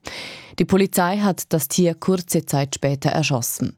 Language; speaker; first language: German; native; German